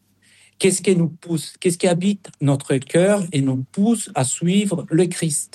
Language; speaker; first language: French; non-native, fluent; Spanish